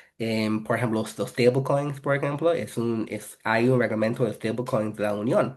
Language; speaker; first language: Spanish; non-native, fluent; English